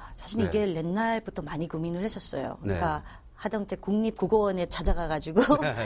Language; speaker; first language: Korean; non-native, fluent; Filipino